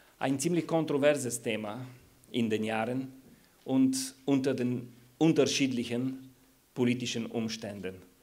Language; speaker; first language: German; non-native, fluent; Bulgarian